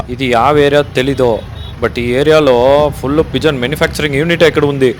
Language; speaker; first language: Telugu; non-native, learner; Kannada